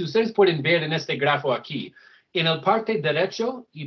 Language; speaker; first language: Spanish; non-native, fluent; English